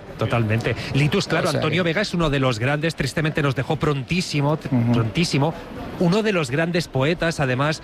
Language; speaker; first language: Spanish; native; Spanish